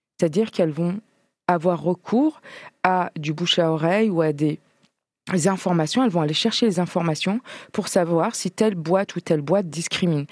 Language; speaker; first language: French; native; French